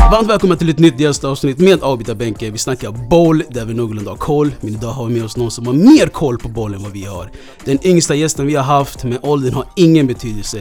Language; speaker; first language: Swedish; native; Swedish